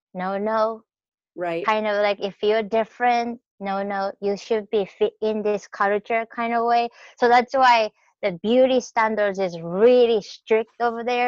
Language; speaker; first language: English; non-native, fluent; Japanese